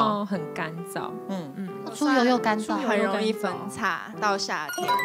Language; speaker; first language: Chinese; native; Chinese